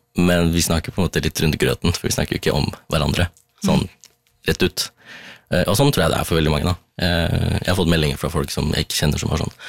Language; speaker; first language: Norwegian; early bilingual, other home language; Tamil